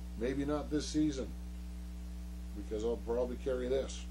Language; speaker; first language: English; native; English